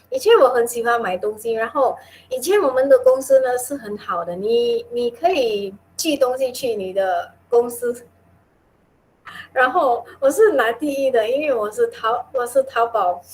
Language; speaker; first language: Chinese; non-native, local second language; Min Nan Chinese